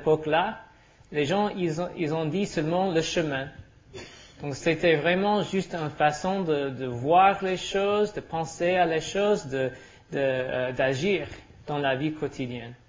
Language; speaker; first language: French; non-native, learner; English